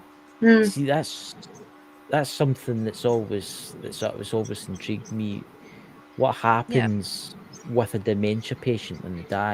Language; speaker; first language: English; native; English